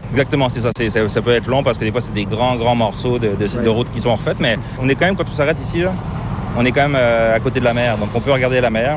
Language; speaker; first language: French; native; French